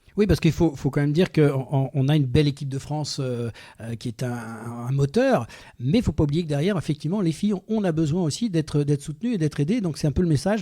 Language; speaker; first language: French; native; French